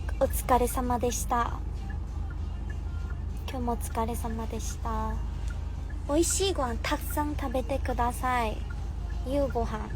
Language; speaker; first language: Japanese; non-native, learner; Korean